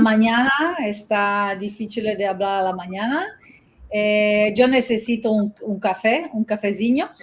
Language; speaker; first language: Spanish; non-native, learner; Italian